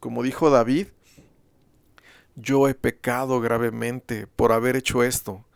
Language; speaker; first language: Spanish; native; Spanish